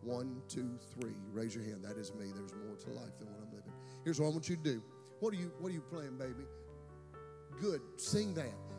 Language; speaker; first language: English; native; English